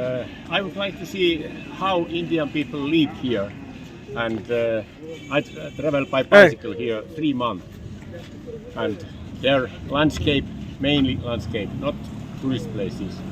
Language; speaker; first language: English; non-native, learner; Finnish